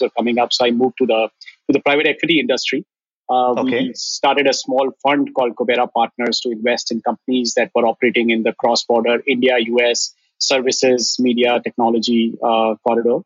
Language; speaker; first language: English; non-native, local second language; Hindi